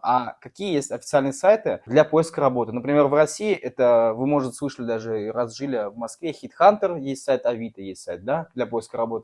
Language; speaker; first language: Russian; native; Russian